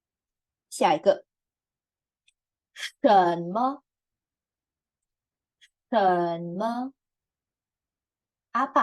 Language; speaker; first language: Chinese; non-native, fluent; Indonesian